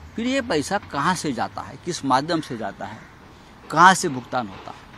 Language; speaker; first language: Hindi; non-native, local second language; Marathi